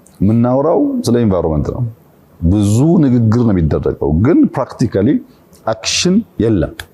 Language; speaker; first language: Amharic; non-native, local second language; Oromo